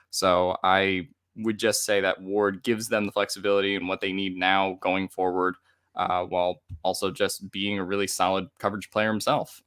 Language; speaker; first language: English; native; English